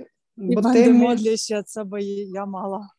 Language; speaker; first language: Polish; non-native, learner; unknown